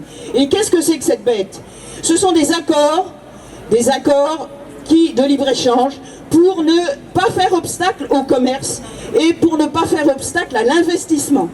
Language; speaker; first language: French; native; French